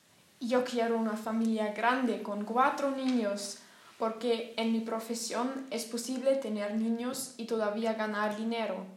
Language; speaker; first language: Spanish; non-native, learner; German